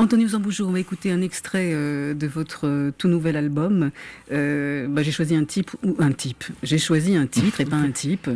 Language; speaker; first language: French; native; French